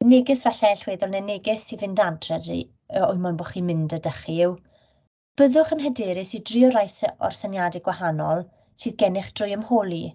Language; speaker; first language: Welsh; native; Welsh